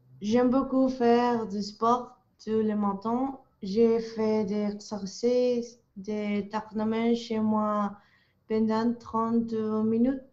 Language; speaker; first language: French; non-native, learner; Spanish